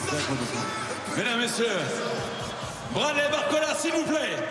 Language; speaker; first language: French; native; French